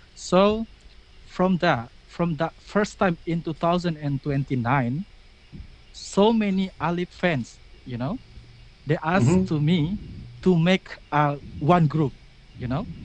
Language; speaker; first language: English; non-native, learner; Indonesian